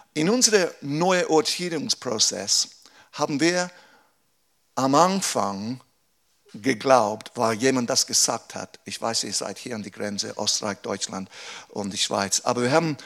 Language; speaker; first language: German; non-native, fluent; English